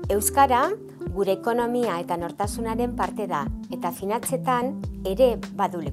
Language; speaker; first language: Basque; non-native, local second language; Spanish